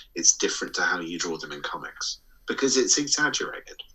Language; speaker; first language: English; native; English